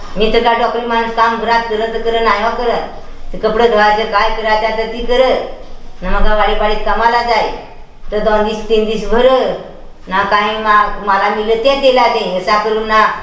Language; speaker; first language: Marathi; non-native, local second language; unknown